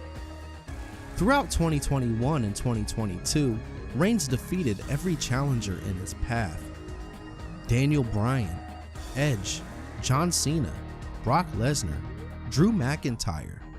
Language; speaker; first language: English; native; English